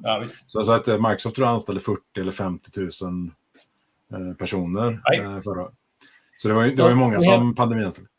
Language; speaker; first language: Swedish; native; Swedish